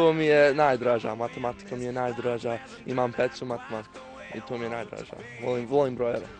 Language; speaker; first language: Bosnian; early bilingual, heritage; Croatian